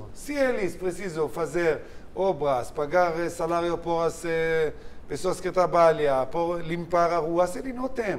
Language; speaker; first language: Portuguese; non-native, learner; Hebrew